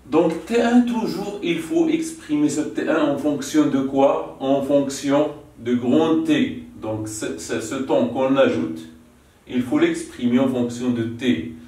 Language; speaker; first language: French; non-native, local second language; Arabic